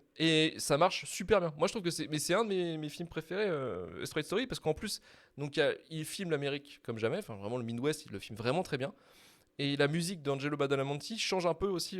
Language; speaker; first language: French; native; French